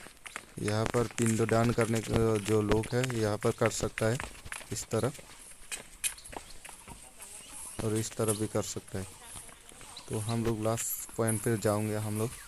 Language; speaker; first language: Hindi; non-native, local second language; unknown